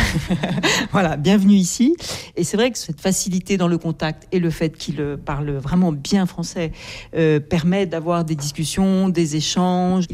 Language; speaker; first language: French; native; French